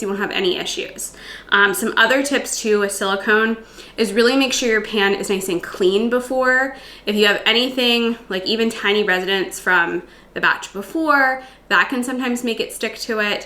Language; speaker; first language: English; native; English